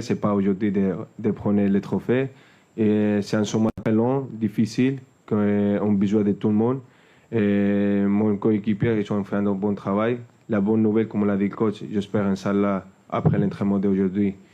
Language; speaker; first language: French; non-native, fluent; Spanish